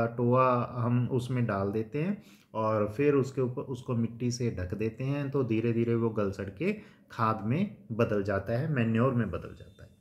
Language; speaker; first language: Hindi; non-native, local second language; Punjabi